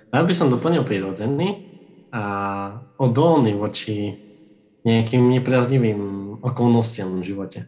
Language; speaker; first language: Slovak; native; Slovak